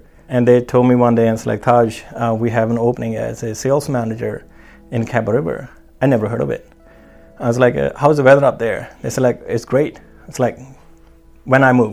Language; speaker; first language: English; non-native, local second language; Punjabi